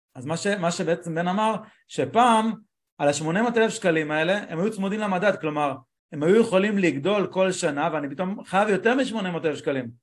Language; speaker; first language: Hebrew; native; Hebrew